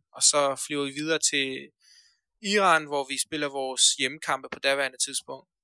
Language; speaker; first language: Danish; early bilingual, other home language; Persian